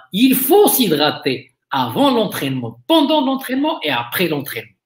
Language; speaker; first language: French; non-native, local second language; Arabic